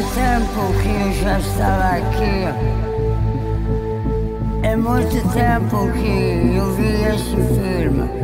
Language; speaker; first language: Italian; non-native, learner; Portuguese